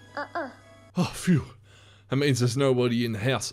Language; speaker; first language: English; native; English